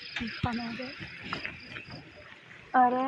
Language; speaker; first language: Persian; non-native, local second language; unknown